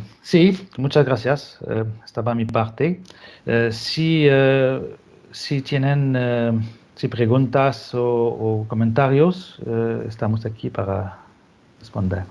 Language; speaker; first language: Spanish; non-native, fluent; French